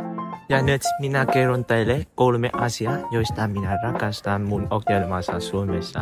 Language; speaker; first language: Finnish; non-native, learner; Vietnamese